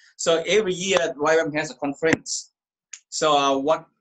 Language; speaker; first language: English; non-native, learner; Thai